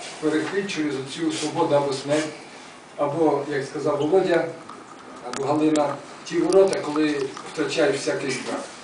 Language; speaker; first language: Ukrainian; native; Ukrainian